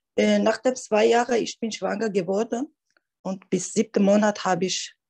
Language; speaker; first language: German; non-native, learner; Turkish